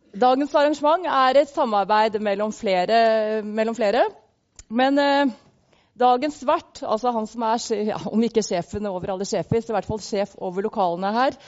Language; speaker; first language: Norwegian; native; Norwegian